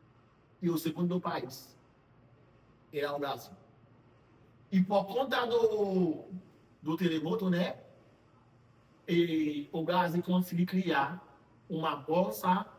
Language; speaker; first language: Portuguese; non-native, fluent; Haitian Creole